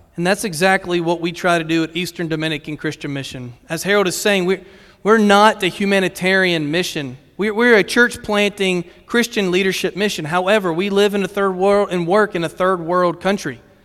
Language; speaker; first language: English; native; English